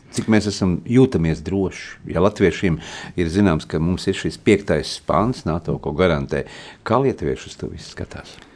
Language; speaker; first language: Latvian; native; Latvian